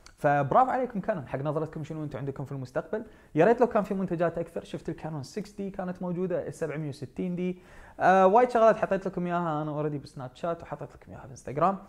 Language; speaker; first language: Arabic; native; Arabic